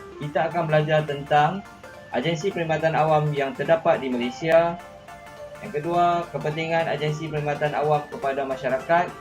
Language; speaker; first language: Malay; native; Malay